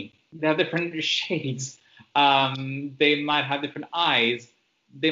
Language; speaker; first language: English; non-native, fluent; French